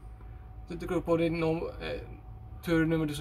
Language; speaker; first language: Swedish; non-native, fluent; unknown